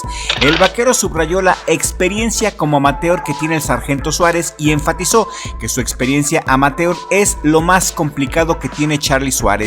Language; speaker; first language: Spanish; native; Spanish